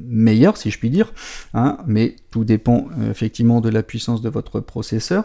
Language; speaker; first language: French; native; French